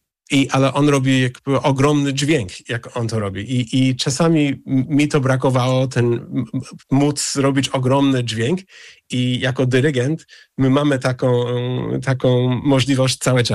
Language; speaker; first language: Polish; non-native, fluent; English